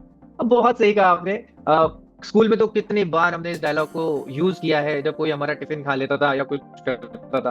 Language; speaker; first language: Hindi; native; Hindi